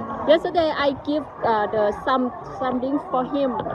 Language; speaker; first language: English; non-native, learner; Thai